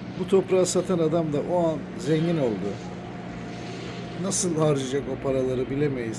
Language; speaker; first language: Turkish; native; Turkish